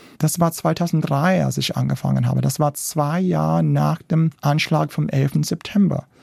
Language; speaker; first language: German; non-native, fluent; English